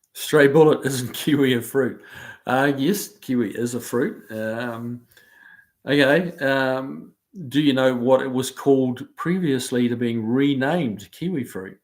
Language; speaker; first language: English; native; English